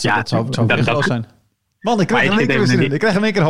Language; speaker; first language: Dutch; native; Dutch